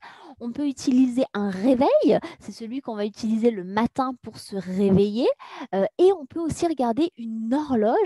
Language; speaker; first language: French; native; French